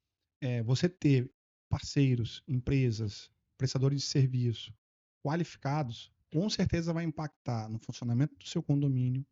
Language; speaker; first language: Portuguese; native; Portuguese